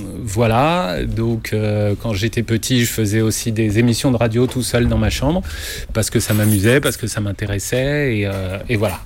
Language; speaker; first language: French; native; French